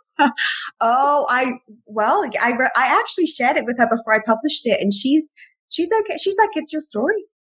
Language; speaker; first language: English; native; English